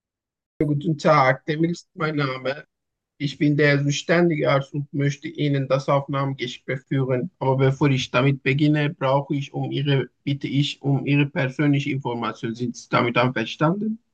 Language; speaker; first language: German; non-native, learner; Turkish